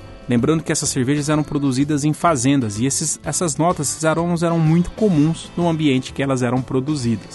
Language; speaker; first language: Portuguese; native; Portuguese